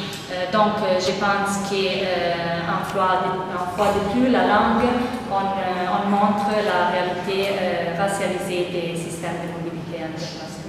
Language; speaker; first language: French; non-native, fluent; Italian